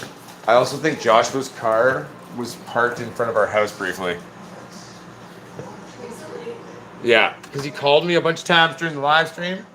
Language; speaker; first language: English; native; English